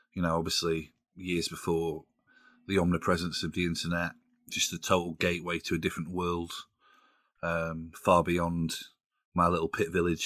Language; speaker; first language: English; native; English